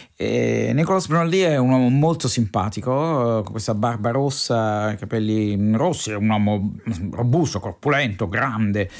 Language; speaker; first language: Italian; native; Italian